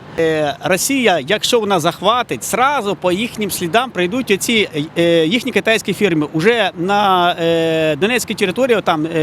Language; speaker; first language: Ukrainian; non-native, local second language; Russian